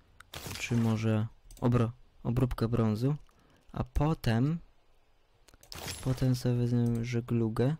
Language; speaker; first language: Polish; early bilingual, heritage; Polish